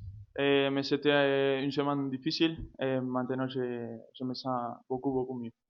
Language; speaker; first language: French; non-native, fluent; Spanish